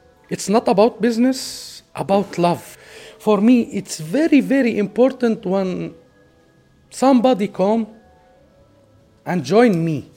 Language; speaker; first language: English; non-native, fluent; Arabic